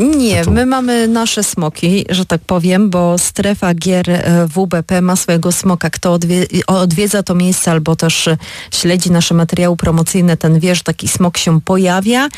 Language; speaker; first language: Polish; native; Polish